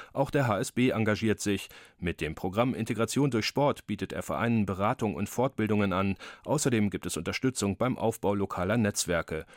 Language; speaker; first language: German; native; German